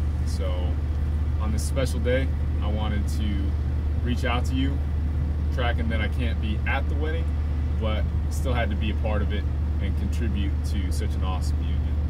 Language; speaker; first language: English; native; English